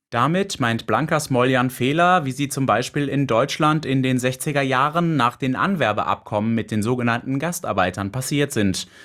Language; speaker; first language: German; native; German